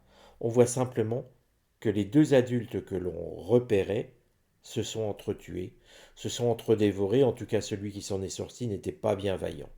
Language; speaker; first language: French; native; French